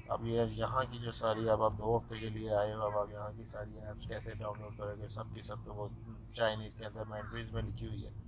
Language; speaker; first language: Urdu; native; Urdu